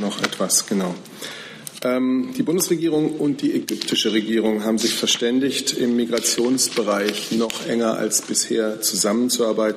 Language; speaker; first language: German; native; German